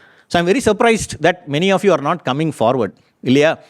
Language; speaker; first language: English; non-native, local second language; Tamil